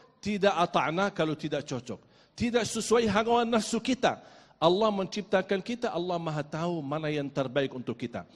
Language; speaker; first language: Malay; non-native, fluent; Arabic